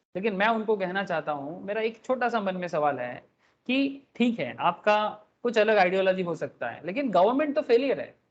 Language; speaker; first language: Hindi; non-native, local second language; Bangla